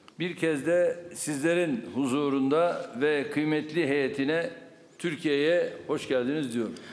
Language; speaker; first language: Turkish; native; Turkish